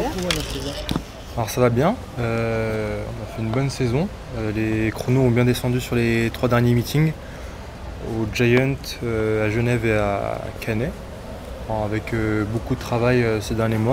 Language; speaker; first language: French; native; French